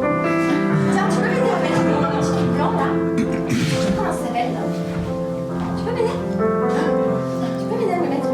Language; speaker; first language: French; native; French